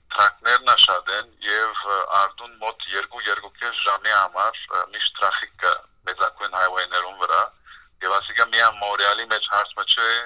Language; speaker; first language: Armenian; early bilingual, heritage; Armenian